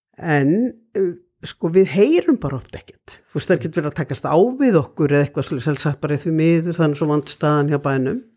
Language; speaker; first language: Icelandic; native; Icelandic